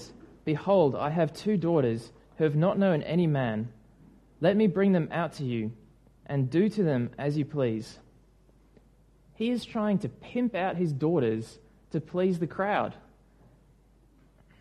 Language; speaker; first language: English; native; English